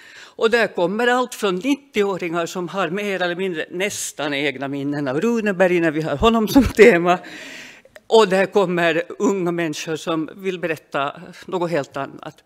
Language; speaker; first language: Swedish; native; Swedish